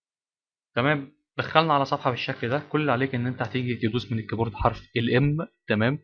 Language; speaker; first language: Arabic; native; Arabic